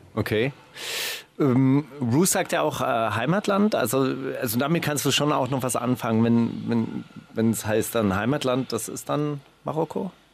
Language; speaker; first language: German; native; German